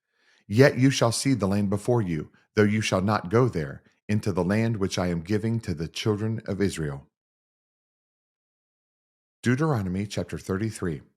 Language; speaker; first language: English; native; English